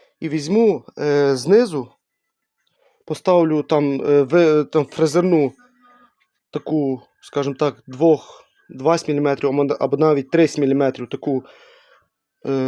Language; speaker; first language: Ukrainian; native; Ukrainian